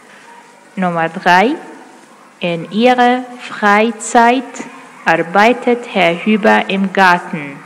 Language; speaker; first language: German; non-native, fluent; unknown